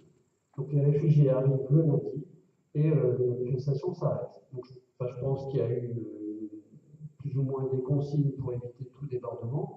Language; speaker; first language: French; native; French